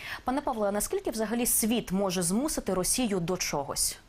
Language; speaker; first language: Ukrainian; native; Ukrainian